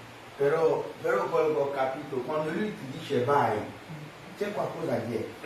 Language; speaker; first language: Italian; non-native, fluent; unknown